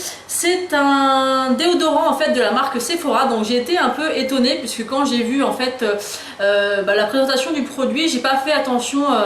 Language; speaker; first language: French; native; French